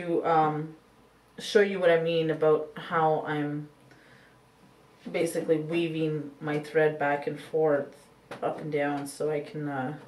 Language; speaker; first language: English; native; English